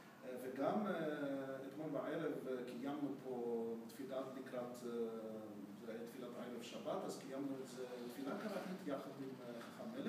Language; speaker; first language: Hebrew; non-native, fluent; Russian